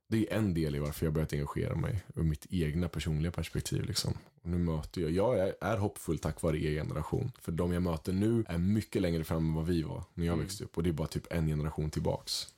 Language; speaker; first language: Swedish; early bilingual, other home language; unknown